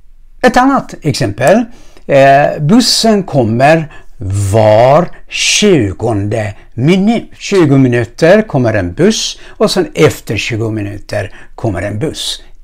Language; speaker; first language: Swedish; non-native, fluent; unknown